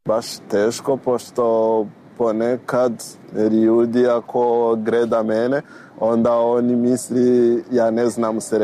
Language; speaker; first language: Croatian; non-native, learner; Rundi